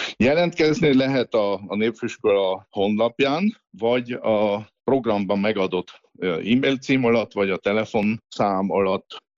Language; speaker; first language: Hungarian; native; Hungarian